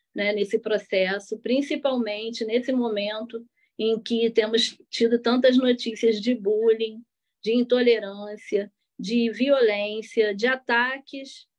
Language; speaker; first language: Portuguese; native; Portuguese